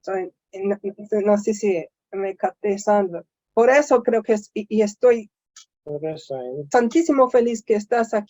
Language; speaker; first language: Spanish; non-native, fluent; English